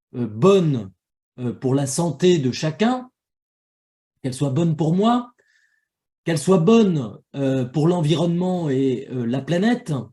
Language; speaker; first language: French; native; French